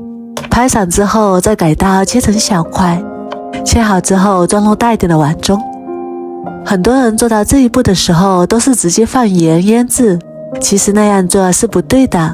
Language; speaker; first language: Chinese; native; Chinese